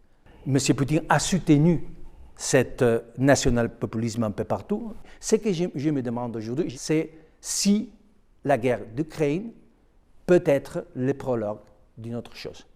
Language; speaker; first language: French; non-native, fluent; Spanish